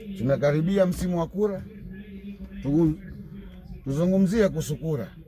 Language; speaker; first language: Swahili; native; Swahili